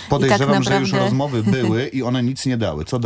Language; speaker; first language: Polish; native; Polish